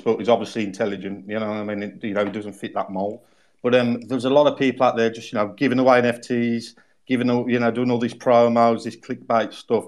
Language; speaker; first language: English; native; English